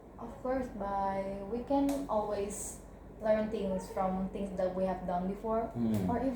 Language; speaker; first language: English; non-native, learner; Indonesian